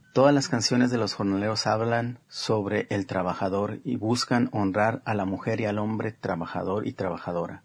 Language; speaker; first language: Spanish; native; Spanish